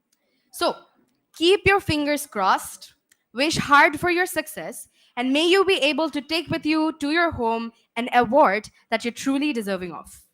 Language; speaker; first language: English; non-native, local second language; Bangla